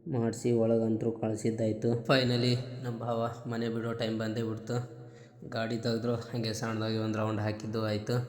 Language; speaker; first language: Kannada; non-native, local second language; Lambadi